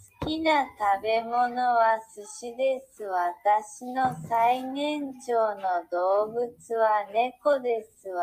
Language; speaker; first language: Japanese; non-native, learner; Hebrew